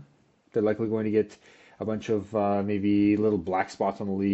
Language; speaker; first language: English; native; English